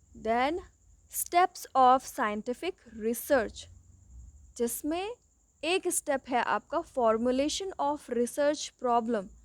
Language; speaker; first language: Hindi; native; Hindi